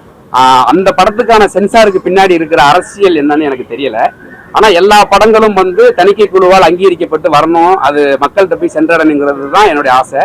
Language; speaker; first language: Tamil; native; Tamil